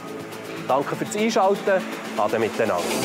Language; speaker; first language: German; native; German